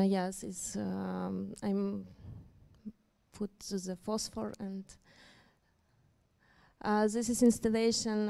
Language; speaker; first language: English; non-native, learner; Ukrainian